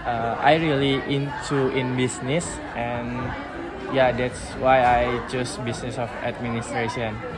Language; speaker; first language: English; non-native, learner; Indonesian